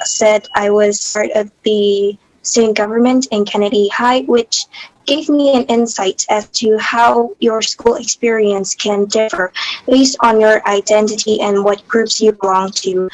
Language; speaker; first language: English; non-native, local second language; Cantonese